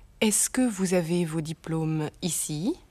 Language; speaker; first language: French; non-native, fluent; German